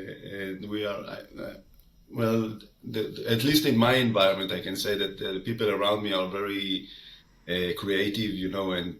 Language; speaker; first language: English; non-native, fluent; Hebrew